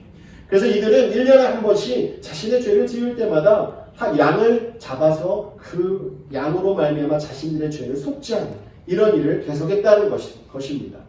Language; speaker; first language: Korean; native; Korean